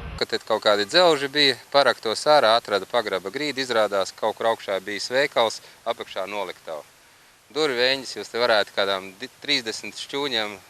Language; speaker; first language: Latvian; native; Latvian